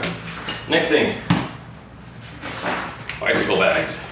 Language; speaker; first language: English; native; English